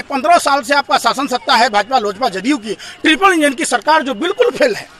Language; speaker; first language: Hindi; native; Hindi